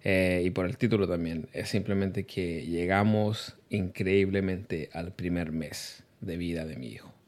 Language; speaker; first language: Spanish; early bilingual, heritage; Spanish